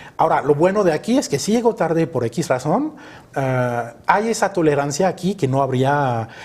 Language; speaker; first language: Spanish; early bilingual, other home language; French